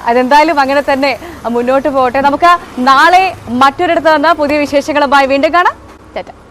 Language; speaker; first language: Malayalam; native; Malayalam